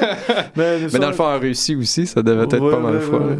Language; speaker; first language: French; native; French